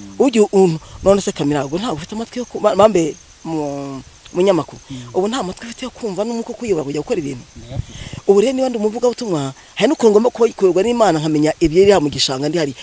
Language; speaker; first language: Kinyarwanda; native; Kinyarwanda